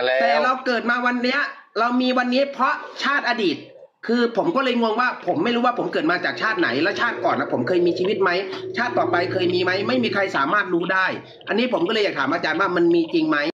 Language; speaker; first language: Thai; native; Thai